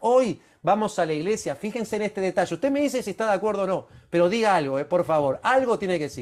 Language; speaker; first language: Spanish; native; Spanish